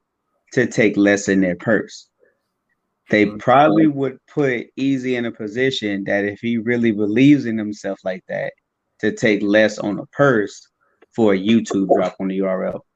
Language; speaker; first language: English; native; English